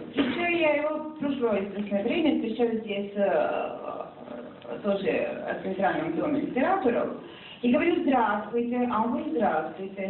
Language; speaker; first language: Russian; non-native, fluent; Serbian